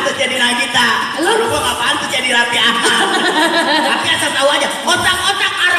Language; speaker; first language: Indonesian; native; Indonesian